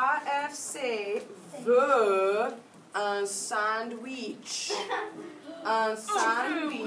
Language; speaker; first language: French; non-native, fluent; English